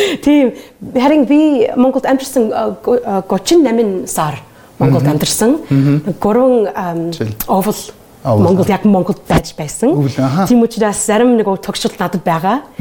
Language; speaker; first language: Mongolian; non-native, learner; English